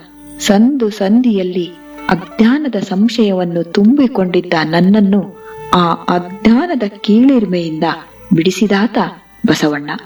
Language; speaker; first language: Kannada; native; Kannada